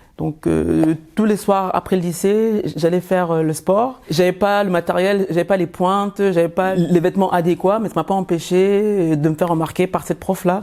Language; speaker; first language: French; early bilingual, other home language; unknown